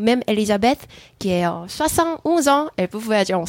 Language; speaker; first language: French; non-native, fluent; Korean